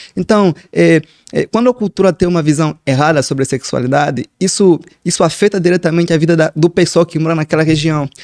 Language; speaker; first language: Portuguese; native; Portuguese